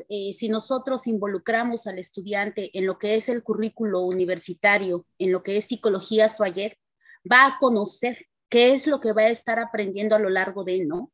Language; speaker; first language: Spanish; native; Spanish